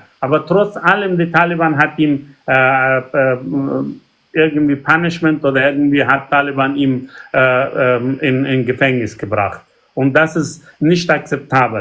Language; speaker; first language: German; non-native, learner; Persian